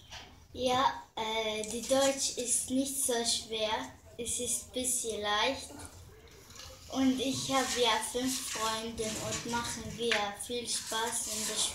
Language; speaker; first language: German; non-native, learner; Arabic